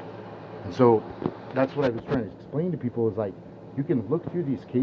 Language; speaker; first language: English; native; English